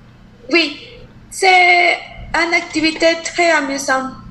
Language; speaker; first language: French; non-native, learner; Spanish